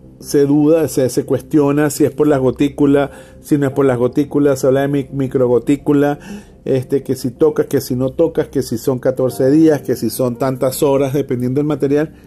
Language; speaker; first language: Spanish; native; Spanish